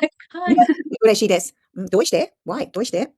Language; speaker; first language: Japanese; non-native, fluent; English